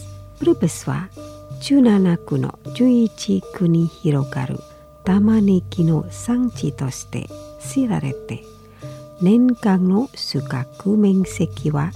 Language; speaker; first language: Japanese; non-native, fluent; Indonesian